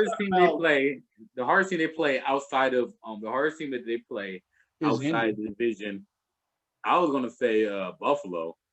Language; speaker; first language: English; native; English